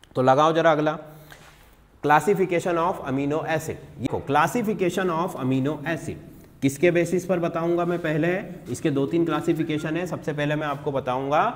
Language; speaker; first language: Hindi; native; Hindi